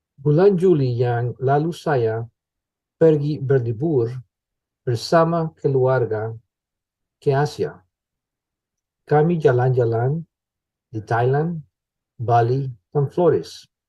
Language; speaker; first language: Indonesian; non-native, learner; English